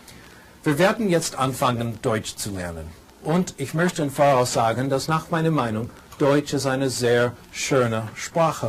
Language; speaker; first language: German; non-native, fluent; English